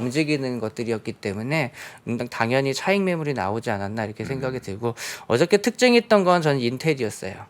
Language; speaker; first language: Korean; native; Korean